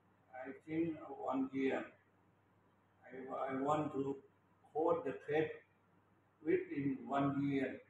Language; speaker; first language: English; non-native, learner; Thai